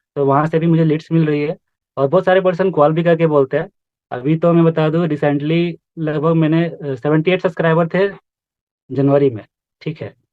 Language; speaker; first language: Hindi; native; Hindi